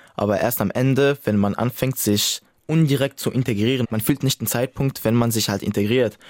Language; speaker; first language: German; non-native, fluent; Italian